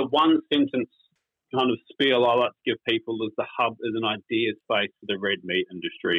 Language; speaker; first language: English; native; English